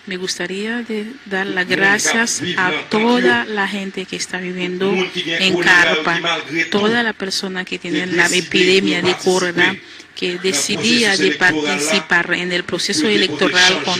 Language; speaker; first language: Spanish; non-native, fluent; Haitian Creole